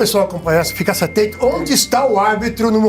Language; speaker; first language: Portuguese; native; Portuguese